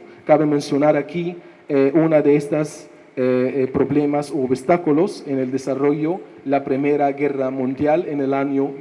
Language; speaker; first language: Spanish; non-native, fluent; Arabic